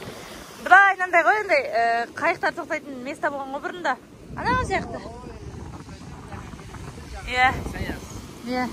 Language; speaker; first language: Kazakh; native; Kazakh